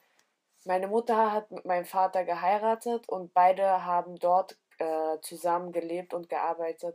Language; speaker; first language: German; early bilingual, other home language; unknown